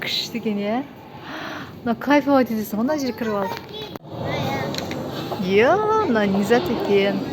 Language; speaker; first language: Kazakh; native; Kazakh